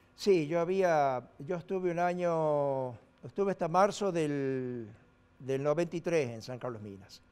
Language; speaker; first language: Spanish; native; Spanish